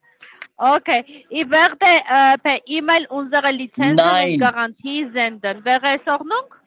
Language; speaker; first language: German; non-native, learner; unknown